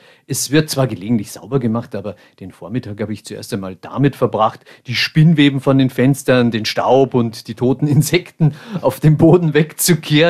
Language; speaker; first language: German; native; German